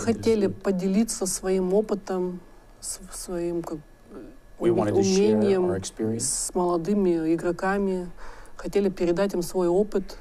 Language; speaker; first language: Russian; native; Russian